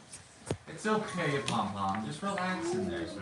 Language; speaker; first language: English; native; English